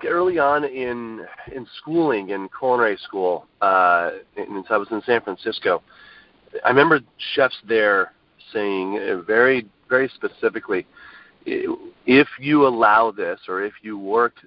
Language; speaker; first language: English; native; English